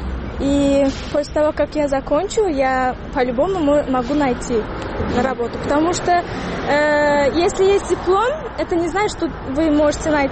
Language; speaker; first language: Russian; non-native, local second language; Tajik